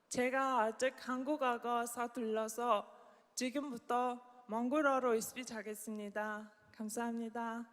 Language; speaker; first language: Korean; non-native, learner; Mongolian